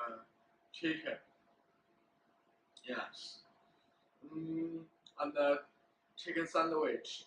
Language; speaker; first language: English; non-native, learner; Chinese